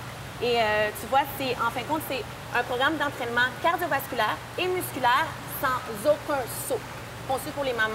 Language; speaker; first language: French; native; French